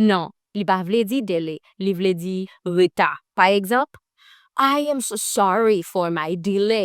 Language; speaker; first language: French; non-native, learner; Haitian Creole